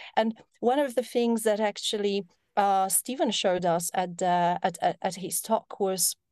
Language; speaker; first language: English; non-native, fluent; Polish